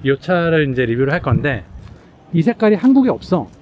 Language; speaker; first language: Korean; native; Korean